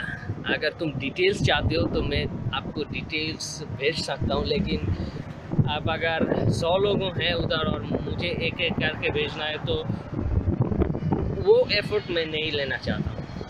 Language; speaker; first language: Hindi; non-native, learner; Bangla